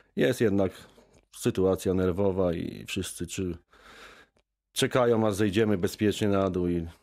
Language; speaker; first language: Polish; native; Polish